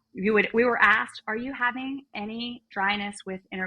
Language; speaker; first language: English; native; English